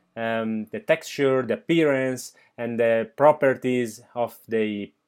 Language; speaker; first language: English; non-native, fluent; Italian